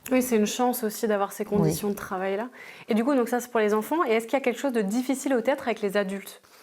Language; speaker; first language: French; native; French